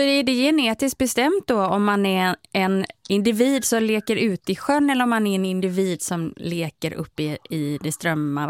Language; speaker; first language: Swedish; native; Swedish